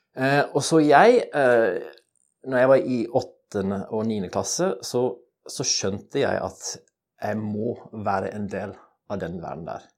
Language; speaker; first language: Norwegian; non-native, fluent; English